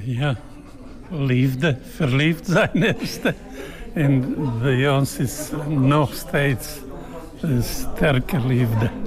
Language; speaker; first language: Dutch; non-native, learner; Bosnian